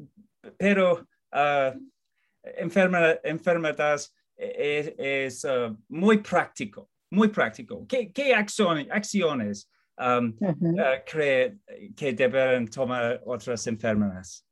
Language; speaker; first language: Spanish; non-native, learner; English